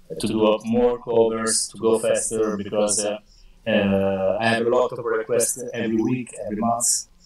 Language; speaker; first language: English; non-native, fluent; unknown